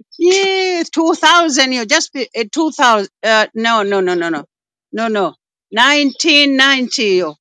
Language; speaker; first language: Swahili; native; Swahili